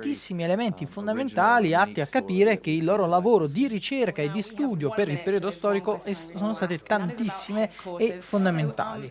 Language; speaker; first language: Italian; native; Italian